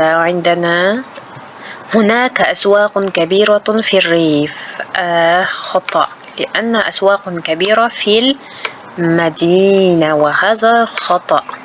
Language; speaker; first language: Arabic; non-native, fluent; Uzbek